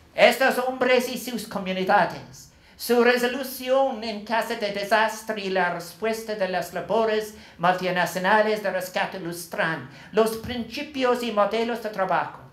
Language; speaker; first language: Spanish; non-native, learner; English